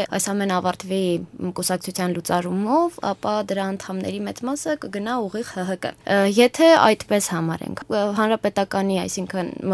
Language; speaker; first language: Armenian; native; Armenian